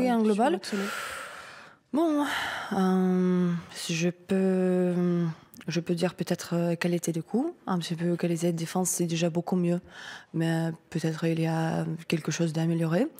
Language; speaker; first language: French; non-native, learner; Russian